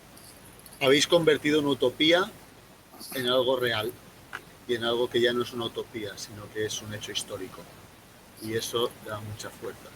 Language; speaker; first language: Spanish; native; Spanish